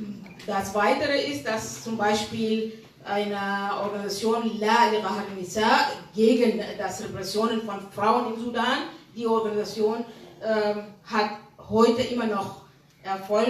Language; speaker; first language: German; non-native, fluent; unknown